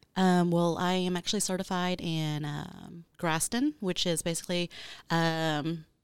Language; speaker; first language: English; native; English